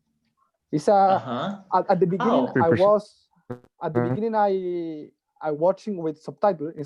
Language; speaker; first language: English; non-native, fluent; Spanish